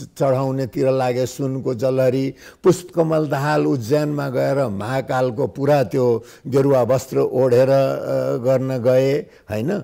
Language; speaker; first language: Nepali; non-native, local second language; Maithili